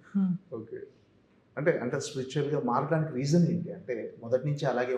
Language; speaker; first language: Telugu; native; Telugu